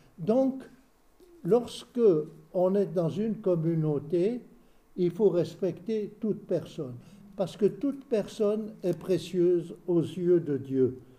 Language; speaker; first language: French; native; French